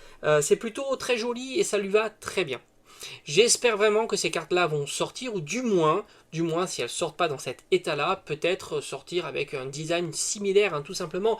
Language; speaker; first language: French; native; French